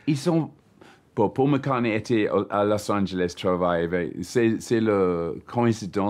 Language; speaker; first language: French; non-native, learner; English